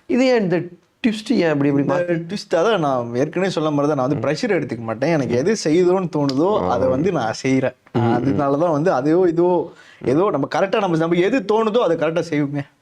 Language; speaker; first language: Tamil; early bilingual, heritage; Tamil